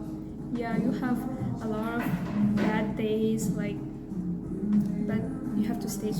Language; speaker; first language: English; non-native, learner; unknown